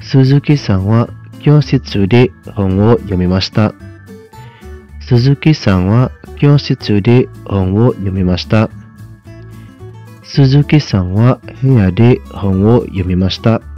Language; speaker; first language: Japanese; non-native, fluent; Indonesian